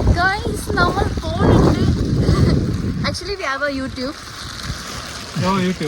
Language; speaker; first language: Malayalam; non-native, local second language; Kannada